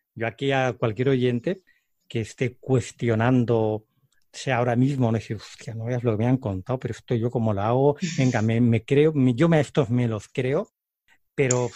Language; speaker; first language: Spanish; native; Spanish